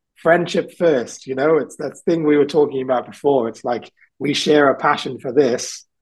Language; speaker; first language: English; native; English